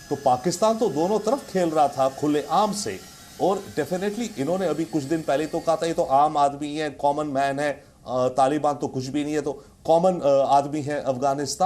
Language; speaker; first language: Hindi; native; Hindi